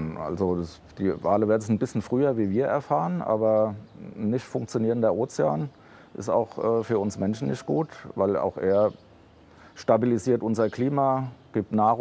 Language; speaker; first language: German; native; German